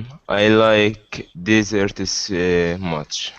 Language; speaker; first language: English; non-native, learner; Arabic